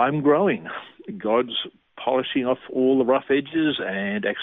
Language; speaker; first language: English; native; English